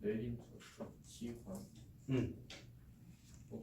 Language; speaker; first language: Korean; native; Korean